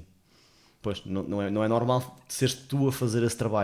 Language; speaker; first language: Portuguese; native; Portuguese